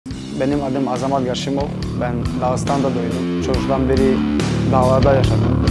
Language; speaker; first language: Turkish; non-native, learner; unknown